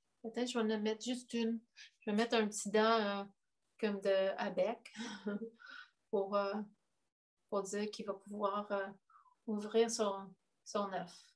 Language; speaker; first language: French; non-native, fluent; English